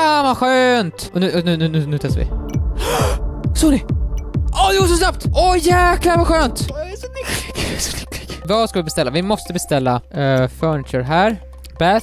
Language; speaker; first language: Swedish; native; Swedish